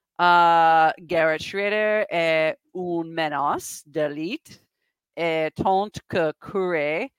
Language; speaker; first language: French; non-native, learner; English